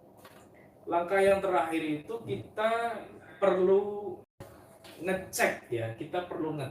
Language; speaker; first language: Indonesian; native; Indonesian